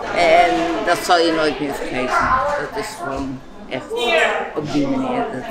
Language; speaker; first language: Dutch; native; Dutch